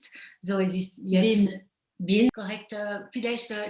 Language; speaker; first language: German; non-native, local second language; French